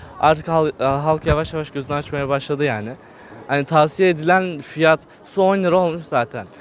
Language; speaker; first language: Turkish; native; Turkish